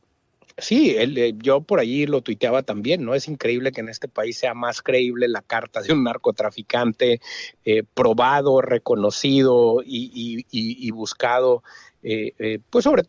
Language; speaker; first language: Spanish; native; Spanish